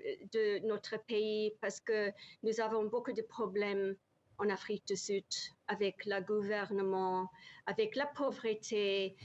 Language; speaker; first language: French; non-native, learner; English